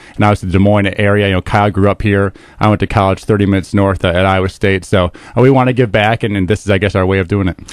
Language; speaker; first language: English; native; English